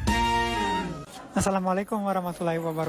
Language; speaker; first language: Indonesian; non-native, learner; Italian